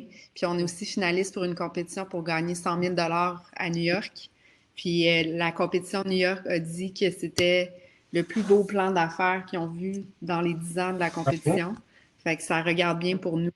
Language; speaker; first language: French; native; French